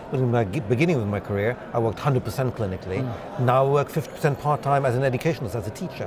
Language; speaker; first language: English; non-native, fluent; Norwegian